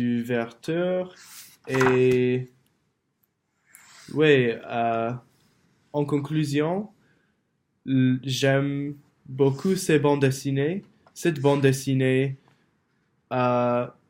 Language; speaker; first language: French; non-native, learner; English